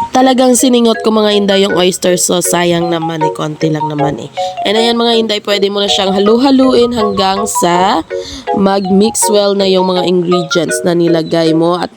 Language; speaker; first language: Filipino; non-native, local second language; Cebuano